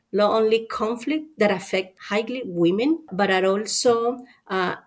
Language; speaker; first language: English; non-native, fluent; Spanish